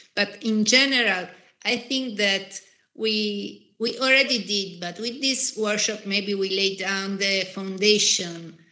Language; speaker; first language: English; non-native, fluent; Italian